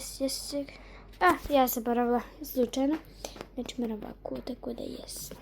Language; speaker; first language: Bosnian; early bilingual, heritage; Bosnian